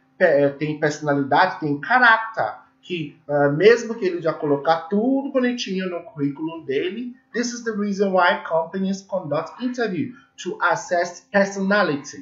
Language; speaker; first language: Portuguese; non-native, learner; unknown